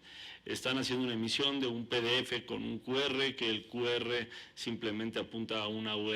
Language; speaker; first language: Spanish; native; Spanish